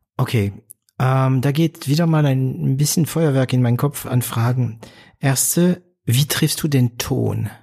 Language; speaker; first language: German; non-native, fluent; French